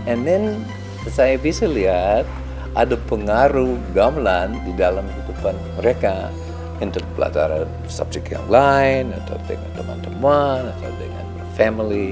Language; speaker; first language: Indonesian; non-native, fluent; English